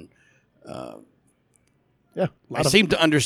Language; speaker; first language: English; native; English